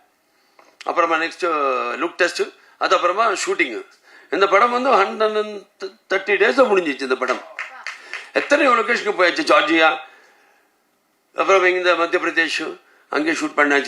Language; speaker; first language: Tamil; non-native, learner; Telugu